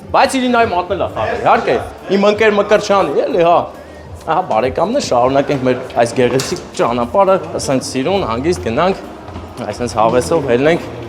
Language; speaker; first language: Armenian; native; Armenian